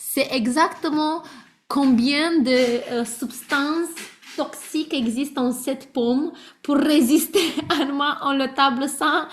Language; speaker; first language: French; non-native, learner; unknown